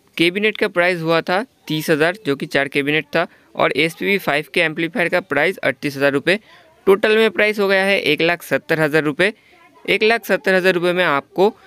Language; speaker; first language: Hindi; non-native, local second language; Bangla